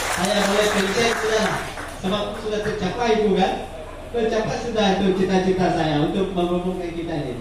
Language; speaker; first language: Malay; non-native, local second language; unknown